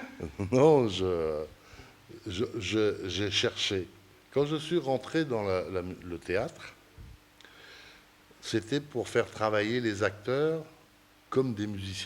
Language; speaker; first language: French; early bilingual, other home language; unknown